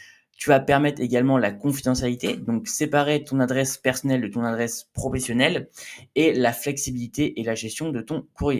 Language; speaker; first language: French; native; French